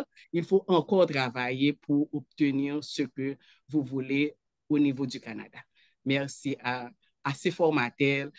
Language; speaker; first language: French; non-native, local second language; Haitian Creole